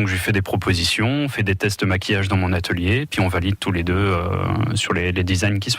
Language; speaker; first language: French; native; French